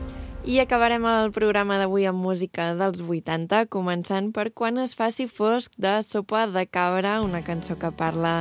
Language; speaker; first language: Catalan; native; Catalan